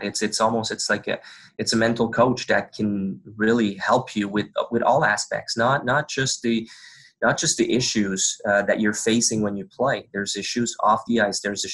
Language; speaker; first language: English; non-native, fluent; French